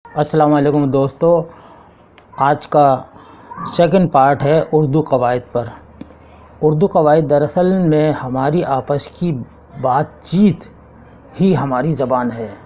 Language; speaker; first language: Urdu; native; Urdu